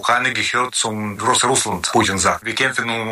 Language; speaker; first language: German; non-native, learner; Ukrainian